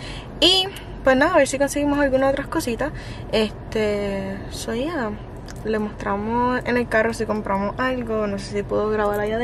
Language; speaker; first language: Spanish; early bilingual, heritage; Spanish